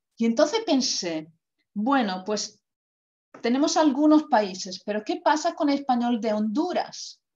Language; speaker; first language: Spanish; non-native, fluent; Croatian